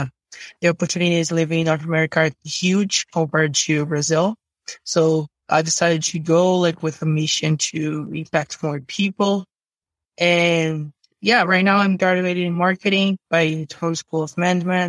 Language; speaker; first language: English; non-native, fluent; Portuguese